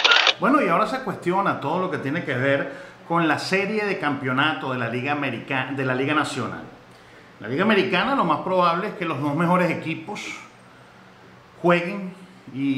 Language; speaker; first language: Spanish; native; Spanish